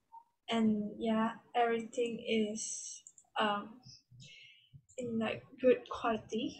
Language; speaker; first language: English; non-native, learner; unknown